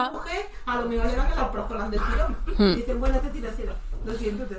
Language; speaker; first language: Spanish; native; Spanish